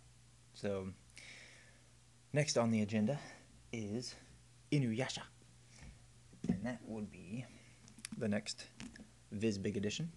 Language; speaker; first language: English; native; English